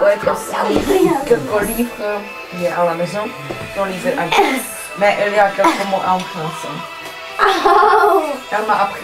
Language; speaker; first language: French; non-native, learner; Czech